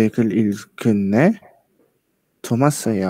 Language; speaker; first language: Korean; non-native, learner; Indonesian